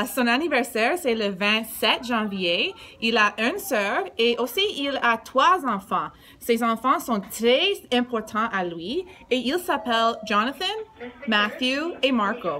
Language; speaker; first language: French; non-native, learner; English